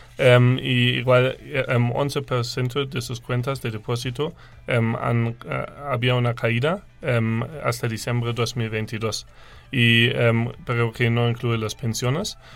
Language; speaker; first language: Spanish; non-native, fluent; German